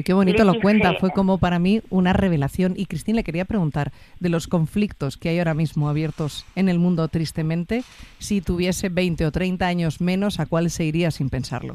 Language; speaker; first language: Spanish; native; Spanish